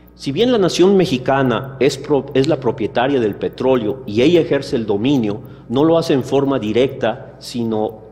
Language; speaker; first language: Spanish; native; Spanish